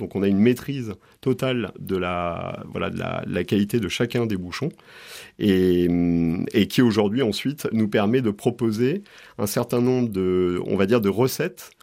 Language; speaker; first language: French; native; French